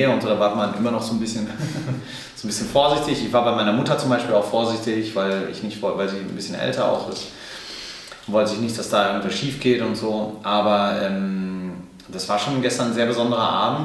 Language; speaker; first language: German; native; German